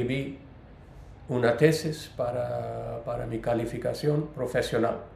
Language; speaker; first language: Spanish; non-native, learner; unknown